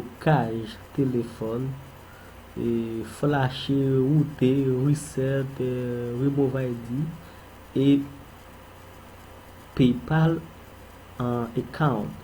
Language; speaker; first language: French; non-native, local second language; Haitian Creole